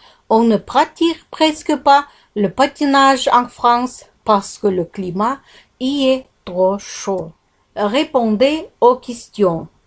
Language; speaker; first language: French; non-native, fluent; Kazakh